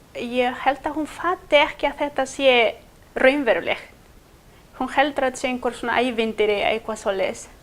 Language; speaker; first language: Icelandic; non-native, fluent; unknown